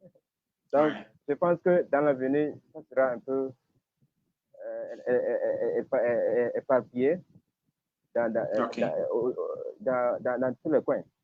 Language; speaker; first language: French; non-native, fluent; Ewe